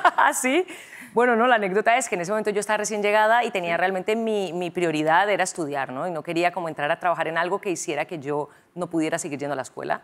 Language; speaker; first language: Spanish; native; Spanish